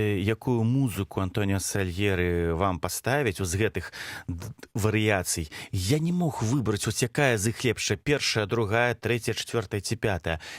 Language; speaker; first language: Belarusian; non-native, local second language; Russian